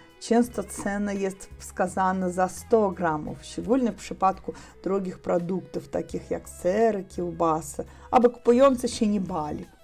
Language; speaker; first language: Polish; non-native, learner; Russian